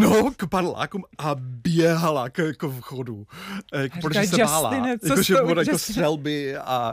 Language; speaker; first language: Czech; non-native, fluent; English